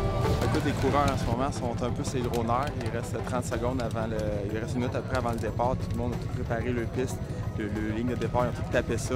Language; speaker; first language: French; native; French